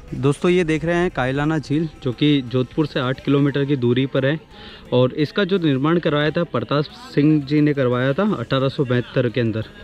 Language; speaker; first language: Hindi; native; Hindi